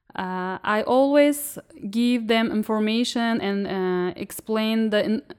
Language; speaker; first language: English; non-native, fluent; Uzbek